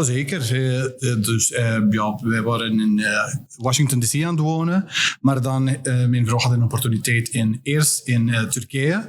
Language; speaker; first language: Dutch; non-native, learner; English